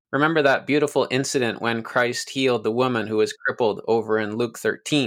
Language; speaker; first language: English; native; English